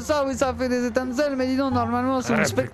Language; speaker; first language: French; native; French